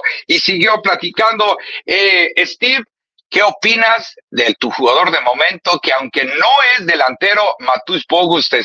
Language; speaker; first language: Spanish; native; Spanish